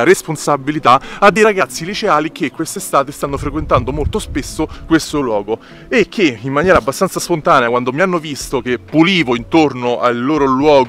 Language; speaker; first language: Italian; native; Italian